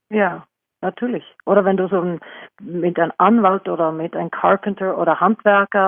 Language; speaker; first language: German; non-native, fluent; Norwegian